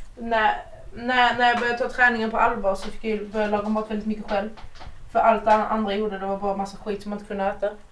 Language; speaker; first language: Swedish; early bilingual, other home language; Persian